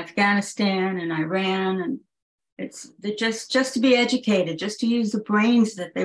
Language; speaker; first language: English; native; English